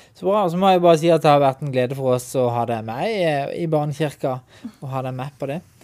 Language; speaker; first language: Norwegian; native; Norwegian